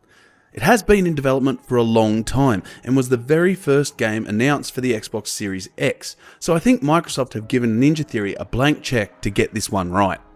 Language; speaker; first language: English; native; English